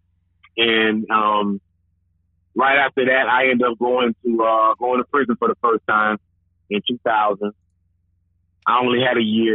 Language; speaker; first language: English; native; English